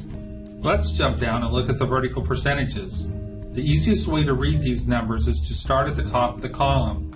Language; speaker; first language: English; native; English